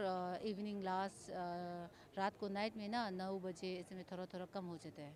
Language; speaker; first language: Hindi; non-native, local second language; Tibetan